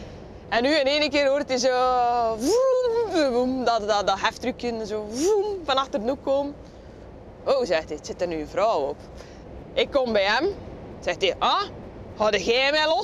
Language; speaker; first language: Dutch; native; Dutch